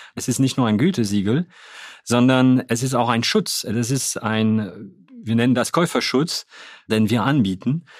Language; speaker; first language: German; non-native, fluent; French